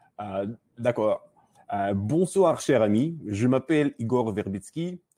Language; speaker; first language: French; non-native, learner; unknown